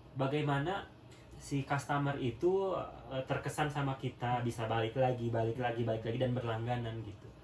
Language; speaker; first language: Indonesian; non-native, local second language; Sundanese